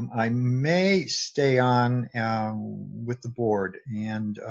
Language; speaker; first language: English; native; English